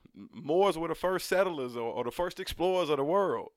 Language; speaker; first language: English; native; English